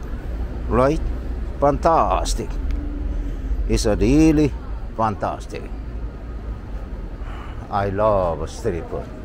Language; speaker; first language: English; non-native, learner; Korean